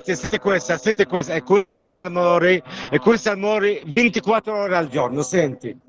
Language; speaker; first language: Italian; non-native, learner; Arabic